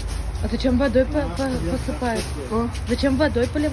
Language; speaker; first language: Russian; native; Russian